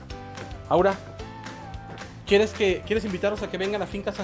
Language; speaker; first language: Spanish; native; Spanish